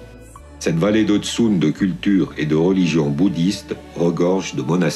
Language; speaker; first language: French; native; French